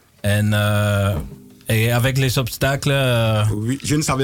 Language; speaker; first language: French; non-native, learner; Dutch